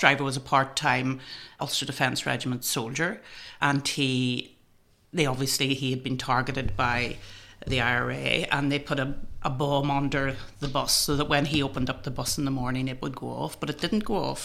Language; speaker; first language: English; native; English